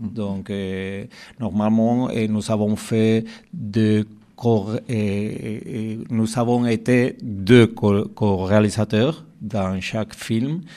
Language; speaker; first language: French; non-native, learner; Spanish